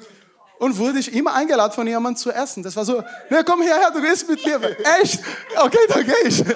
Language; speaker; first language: German; non-native, fluent; Portuguese